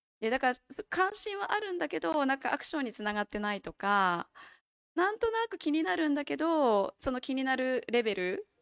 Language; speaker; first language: Japanese; native; Japanese